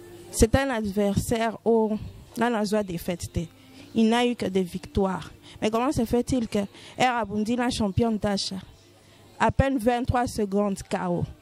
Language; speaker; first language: French; non-native, local second language; Lingala